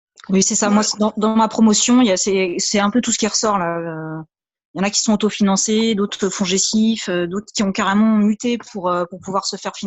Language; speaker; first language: French; native; French